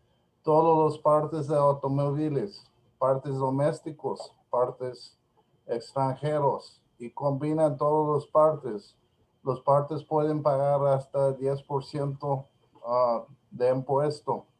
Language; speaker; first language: Spanish; non-native, learner; English